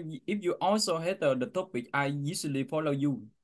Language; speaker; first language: English; non-native, learner; Vietnamese